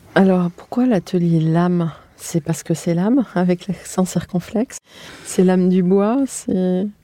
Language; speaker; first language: French; native; French